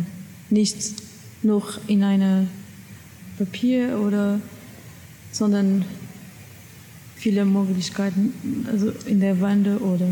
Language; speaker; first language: German; non-native, learner; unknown